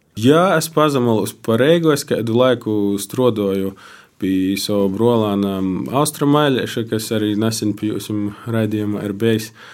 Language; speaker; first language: Latvian; native; Latvian